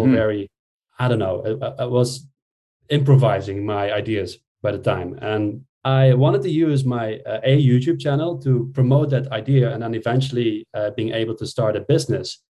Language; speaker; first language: English; non-native, fluent; Dutch